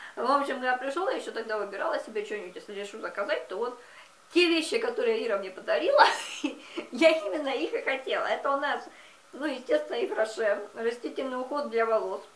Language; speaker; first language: Russian; native; Russian